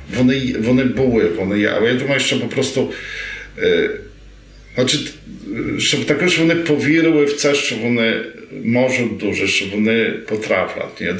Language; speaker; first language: Ukrainian; early bilingual, heritage; Rusyn